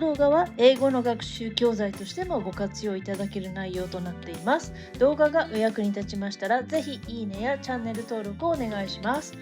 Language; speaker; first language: Japanese; native; Japanese